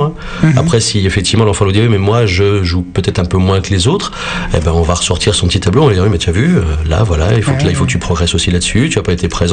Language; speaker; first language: French; native; French